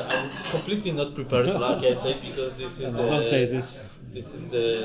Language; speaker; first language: English; non-native, fluent; Polish